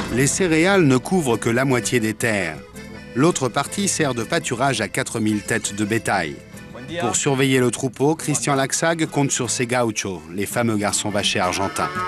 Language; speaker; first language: French; native; French